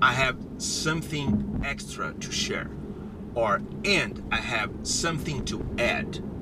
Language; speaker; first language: English; non-native, fluent; Portuguese